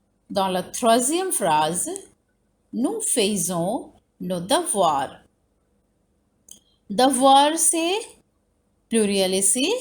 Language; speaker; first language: French; non-native, fluent; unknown